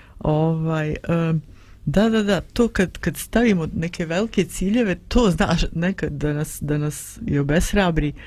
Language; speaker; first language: Bosnian; native; Bosnian